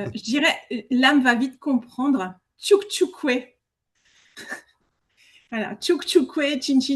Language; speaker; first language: French; native; French